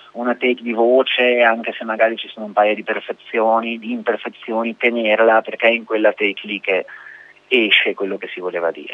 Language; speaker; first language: Italian; native; Italian